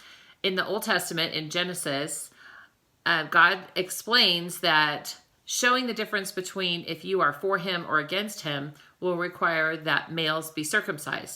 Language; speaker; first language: English; native; English